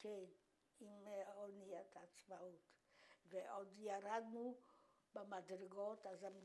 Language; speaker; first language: Hebrew; non-native, fluent; Polish